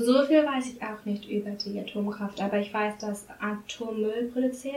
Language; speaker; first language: German; non-native, learner; English